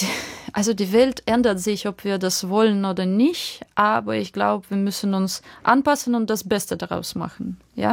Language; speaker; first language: German; non-native, fluent; Ukrainian